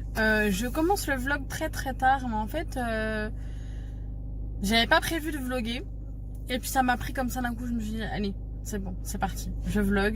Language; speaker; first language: French; native; French